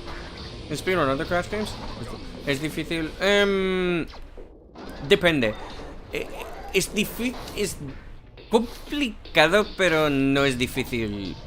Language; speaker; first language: Spanish; non-native, fluent; English